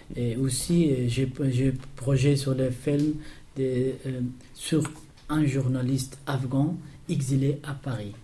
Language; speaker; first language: French; non-native, learner; Persian